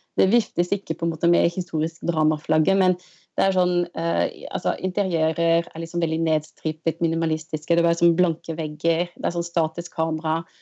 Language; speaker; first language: Norwegian; non-native, fluent; French